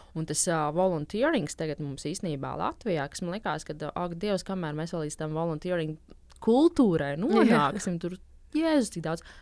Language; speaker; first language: Latvian; native; Latvian